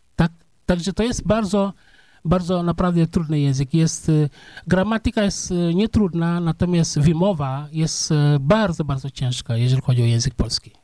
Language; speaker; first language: Polish; non-native, fluent; Serer